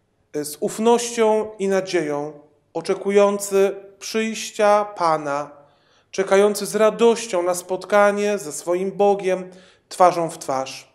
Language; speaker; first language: Polish; native; Polish